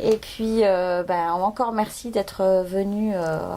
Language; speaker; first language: French; native; French